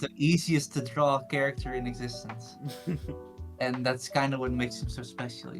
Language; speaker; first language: English; native; English